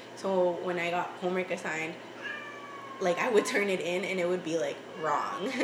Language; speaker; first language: English; early bilingual, other home language; Spanish